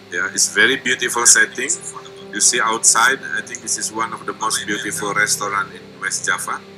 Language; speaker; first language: English; non-native, fluent; Indonesian